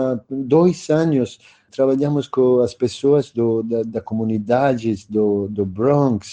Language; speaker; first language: Portuguese; non-native, fluent; Italian